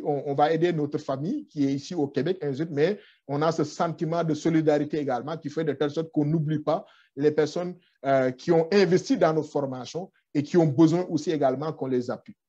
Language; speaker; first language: French; non-native, local second language; Wolof